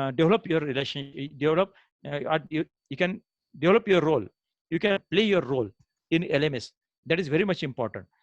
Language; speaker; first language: English; non-native, local second language; Marathi